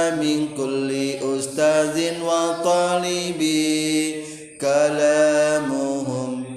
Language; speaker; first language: Arabic; non-native, fluent; Indonesian